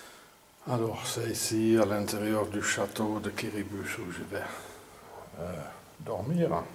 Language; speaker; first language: French; non-native, fluent; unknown